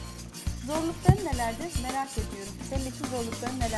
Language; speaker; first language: Turkish; native; Turkish